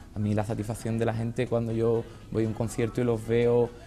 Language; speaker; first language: Spanish; native; Spanish